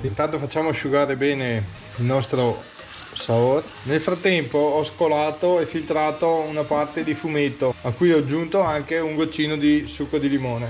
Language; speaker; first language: Italian; native; Italian